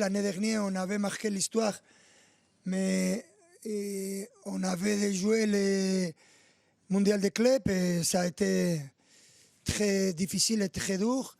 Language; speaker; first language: French; non-native, fluent; Spanish